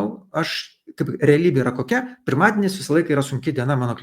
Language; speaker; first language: Lithuanian; native; Lithuanian